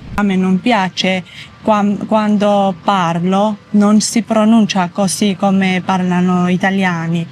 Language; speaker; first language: Italian; non-native, fluent; Georgian